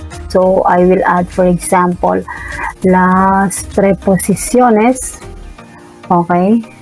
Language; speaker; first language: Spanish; non-native, fluent; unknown